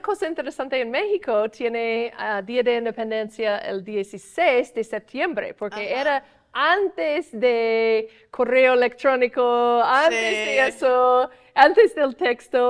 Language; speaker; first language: Spanish; non-native, fluent; English